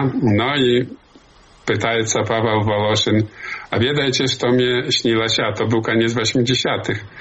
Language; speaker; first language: Polish; non-native, learner; Belarusian